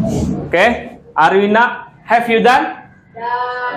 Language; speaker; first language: English; non-native, learner; Indonesian